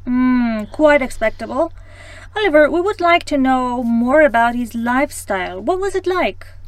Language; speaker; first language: English; non-native, fluent; Persian